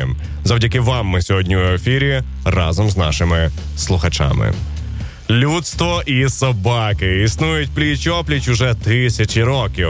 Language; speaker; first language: Ukrainian; native; Ukrainian